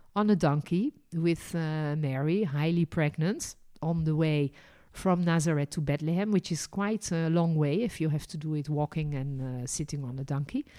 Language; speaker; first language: English; non-native, fluent; Dutch